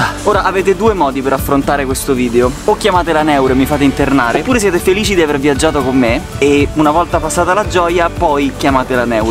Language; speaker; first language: Italian; native; Italian